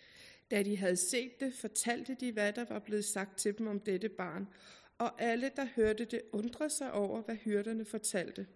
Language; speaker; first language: Danish; native; Danish